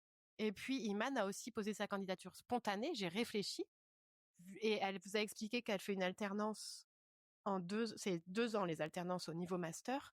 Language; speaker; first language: French; native; French